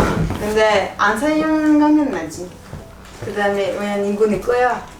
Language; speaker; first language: Korean; non-native, learner; French